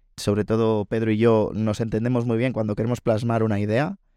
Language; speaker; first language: Spanish; native; Spanish